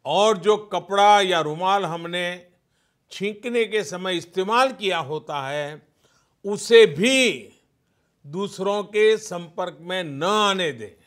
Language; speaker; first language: Hindi; native; Hindi